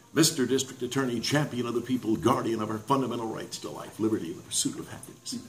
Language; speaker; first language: English; native; English